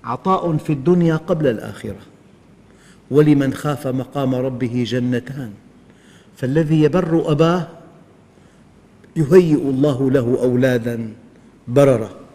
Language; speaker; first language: Arabic; native; Arabic